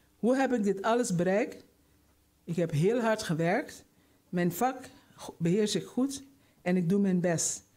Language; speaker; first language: Dutch; native; Dutch